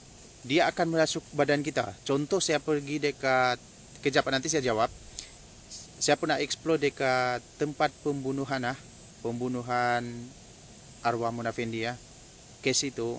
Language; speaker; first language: Malay; native; Malay